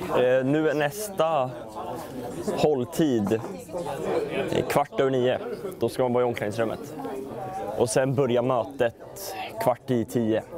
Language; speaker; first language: Swedish; native; Swedish